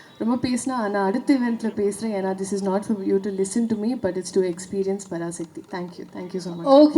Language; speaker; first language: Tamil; non-native, learner; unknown